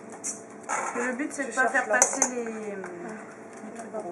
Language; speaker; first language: French; native; French